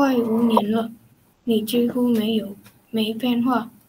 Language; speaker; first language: Chinese; non-native, learner; Indonesian